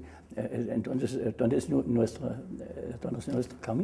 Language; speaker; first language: Spanish; non-native, fluent; German